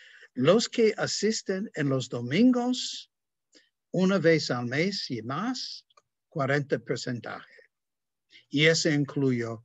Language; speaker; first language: Spanish; non-native, fluent; English